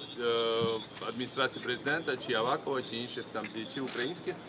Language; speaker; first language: Ukrainian; non-native, fluent; Georgian